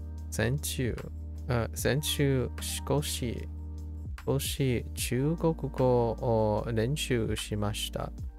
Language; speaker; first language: Japanese; non-native, learner; English